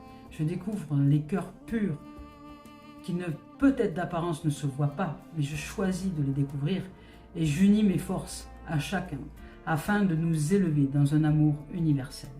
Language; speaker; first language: French; native; French